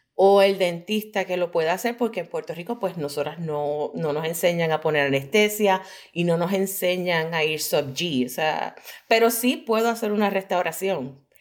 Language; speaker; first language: Spanish; native; Spanish